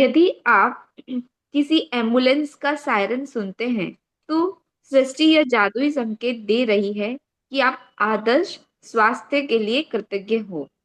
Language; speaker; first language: Hindi; native; Hindi